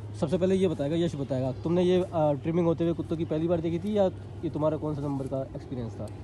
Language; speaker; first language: Hindi; non-native, local second language; Bangla